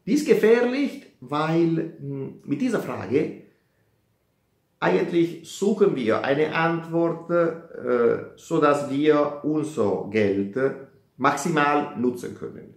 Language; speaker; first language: German; non-native, fluent; Italian